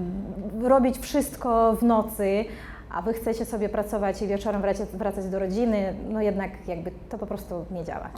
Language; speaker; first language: Polish; non-native, fluent; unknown